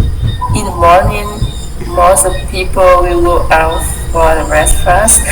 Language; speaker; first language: English; non-native, learner; Vietnamese